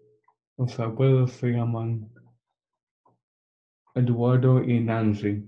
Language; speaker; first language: Spanish; non-native, learner; English